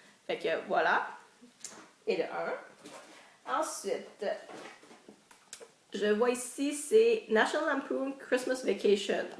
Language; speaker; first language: French; native; French